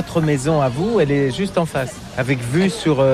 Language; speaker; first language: French; native; French